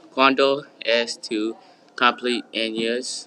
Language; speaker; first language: Spanish; non-native, learner; English